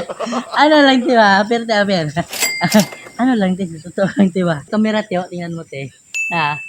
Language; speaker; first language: Filipino; non-native, local second language; Cebuano